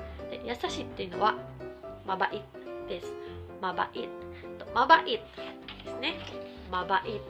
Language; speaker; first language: Japanese; non-native, local second language; Filipino